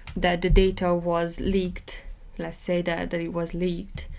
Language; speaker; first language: English; non-native, fluent; Hungarian